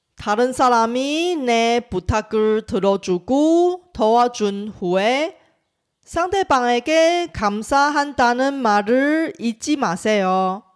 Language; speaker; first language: Korean; non-native, fluent; Chinese